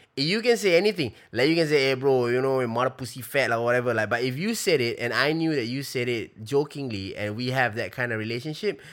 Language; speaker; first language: English; native; English